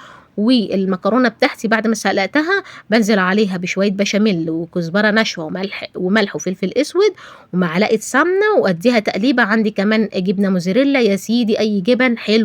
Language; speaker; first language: Arabic; native; Arabic